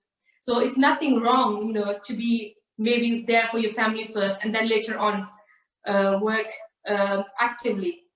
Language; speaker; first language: English; early bilingual, other home language; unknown